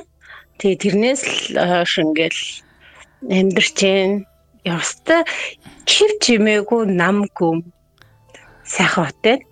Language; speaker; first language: Mongolian; native; Mongolian